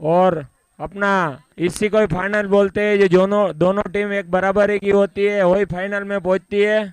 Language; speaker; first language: Hindi; non-native, local second language; Gujarati